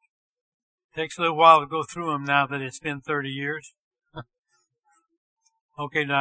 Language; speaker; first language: English; native; English